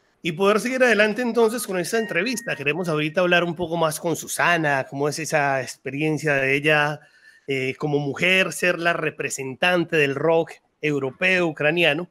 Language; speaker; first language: Spanish; native; Spanish